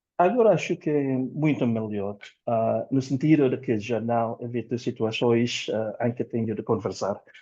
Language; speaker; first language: Portuguese; non-native, fluent; Indonesian